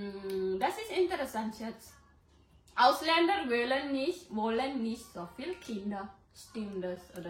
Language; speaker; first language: German; non-native, learner; Indonesian